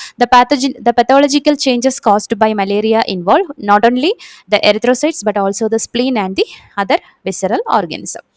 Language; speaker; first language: English; non-native, local second language; Malayalam